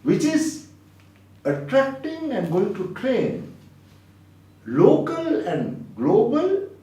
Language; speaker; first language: English; non-native, local second language; Sinhala